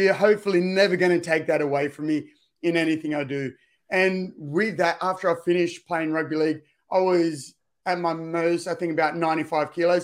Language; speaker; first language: English; native; English